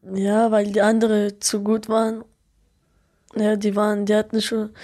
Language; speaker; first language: German; early bilingual, other home language; Arabic